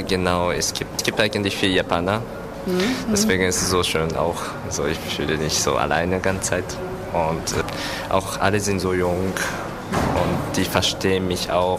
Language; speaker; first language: German; non-native, learner; Japanese